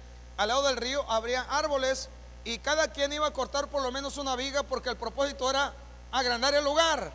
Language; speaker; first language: Spanish; native; Spanish